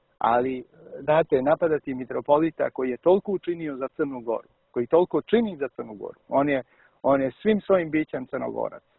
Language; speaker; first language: Serbian; early bilingual, heritage; Serbian